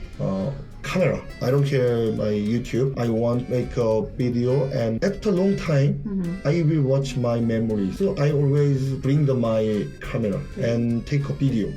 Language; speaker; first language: English; non-native, learner; Korean